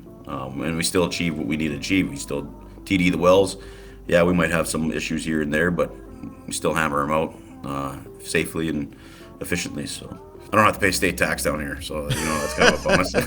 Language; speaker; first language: English; native; English